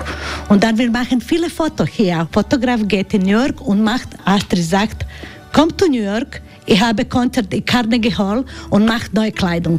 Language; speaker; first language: German; non-native, learner; Croatian